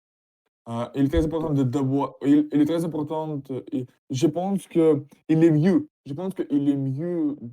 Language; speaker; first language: French; non-native, learner; Russian